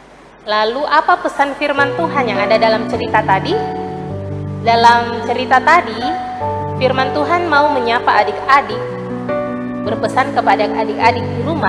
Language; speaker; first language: Indonesian; native; Indonesian